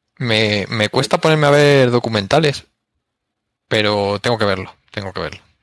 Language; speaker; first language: Spanish; native; Spanish